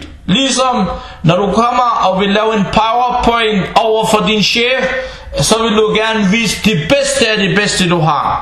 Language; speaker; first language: Danish; early bilingual, other home language; Arabic